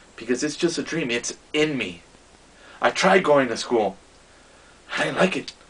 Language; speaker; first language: English; native; English